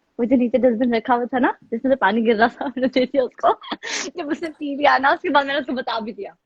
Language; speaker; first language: Urdu; native; Urdu